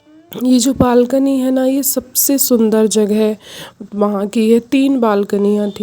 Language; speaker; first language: Hindi; native; Hindi